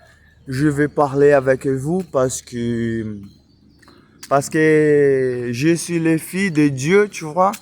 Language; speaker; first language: French; non-native, learner; Portuguese